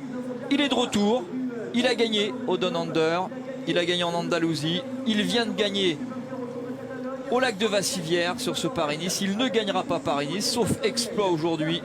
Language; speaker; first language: French; native; French